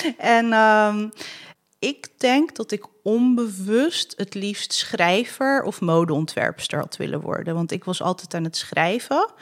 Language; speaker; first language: Dutch; early bilingual, other home language; Arabic